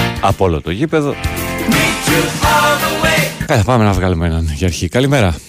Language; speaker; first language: Greek; native; Greek